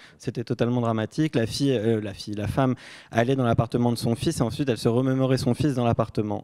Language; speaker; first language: French; native; French